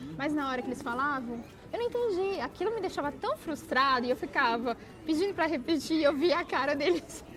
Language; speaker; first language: Portuguese; early bilingual, other home language; Spanish